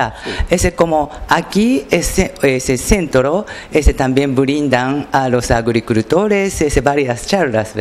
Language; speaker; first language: Spanish; non-native, learner; Japanese